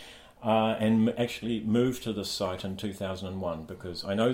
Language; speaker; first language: English; native; English